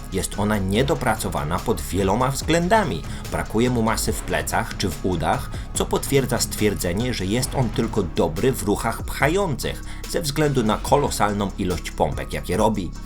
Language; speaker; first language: Polish; native; Polish